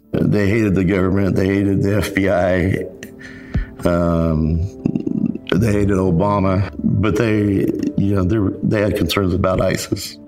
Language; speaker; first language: English; native; English